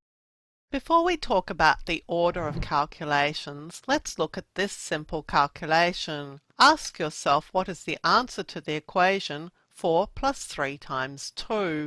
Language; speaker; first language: English; native; English